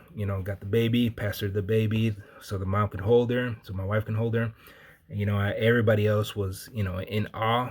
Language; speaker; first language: English; native; English